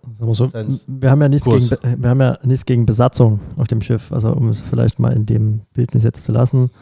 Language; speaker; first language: German; native; German